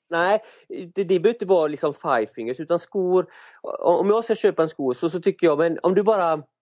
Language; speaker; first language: Swedish; native; Swedish